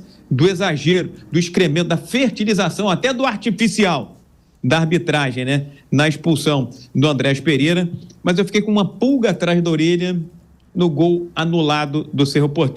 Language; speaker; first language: Portuguese; native; Portuguese